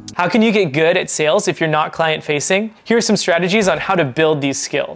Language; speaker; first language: English; native; English